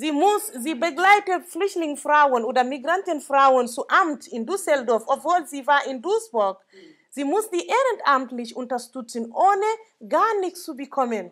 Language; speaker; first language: German; non-native, local second language; Mandingo